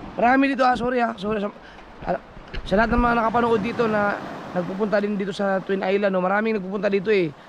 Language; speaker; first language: Filipino; non-native, local second language; Cebuano